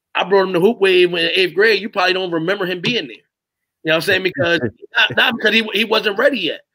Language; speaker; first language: English; native; English